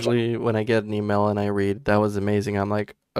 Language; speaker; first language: English; non-native, fluent; Romanian